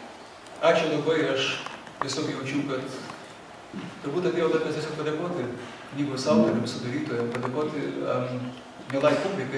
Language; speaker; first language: Lithuanian; native; Lithuanian